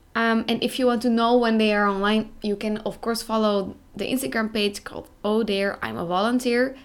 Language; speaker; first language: English; non-native, fluent; Dutch